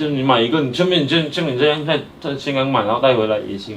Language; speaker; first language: Chinese; native; Chinese